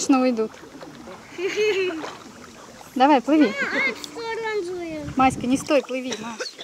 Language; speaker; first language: Russian; native; Russian